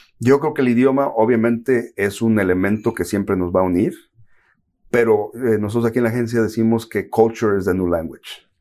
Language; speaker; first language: Spanish; native; Spanish